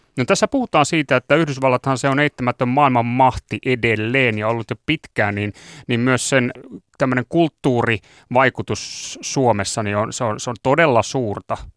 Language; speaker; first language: Finnish; native; Finnish